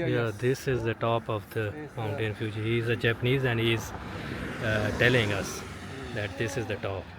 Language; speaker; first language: English; non-native, local second language; Urdu